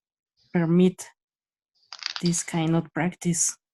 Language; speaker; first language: English; non-native, learner; Spanish